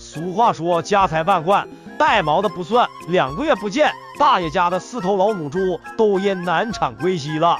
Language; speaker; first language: Chinese; native; Chinese